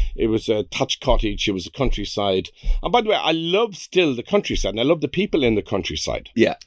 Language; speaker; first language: English; native; English